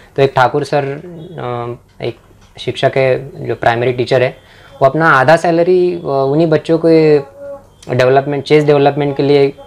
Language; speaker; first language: Hindi; non-native, local second language; Marathi